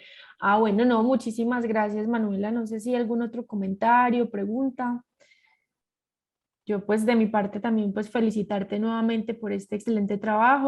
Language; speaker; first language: Spanish; native; Spanish